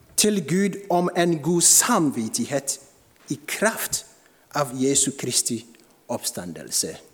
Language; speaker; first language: Norwegian; non-native, fluent; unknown